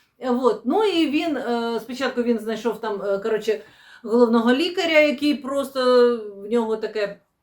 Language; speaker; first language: Ukrainian; non-native, local second language; Russian